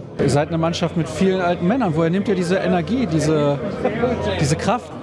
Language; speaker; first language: German; native; German